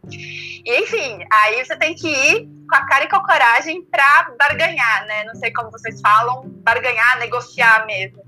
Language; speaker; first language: Portuguese; native; Portuguese